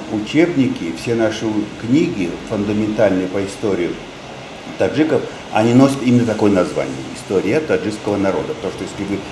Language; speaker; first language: Russian; non-native, local second language; Tajik